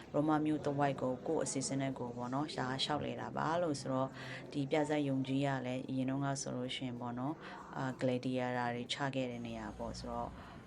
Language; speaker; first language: Burmese; non-native, local second language; Kachin